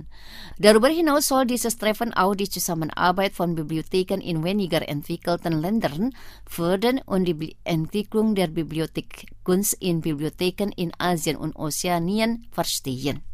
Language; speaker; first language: German; non-native, fluent; Indonesian